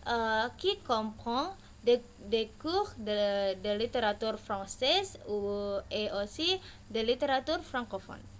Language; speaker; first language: French; non-native, learner; Indonesian